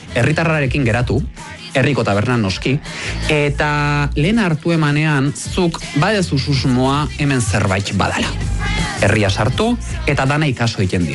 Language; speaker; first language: Basque; native; Basque